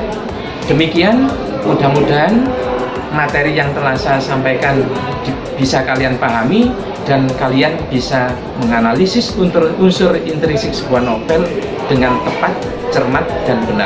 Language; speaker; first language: Indonesian; native; Indonesian